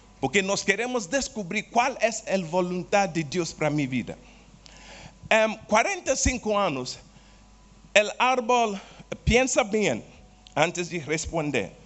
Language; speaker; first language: Spanish; non-native, learner; Portuguese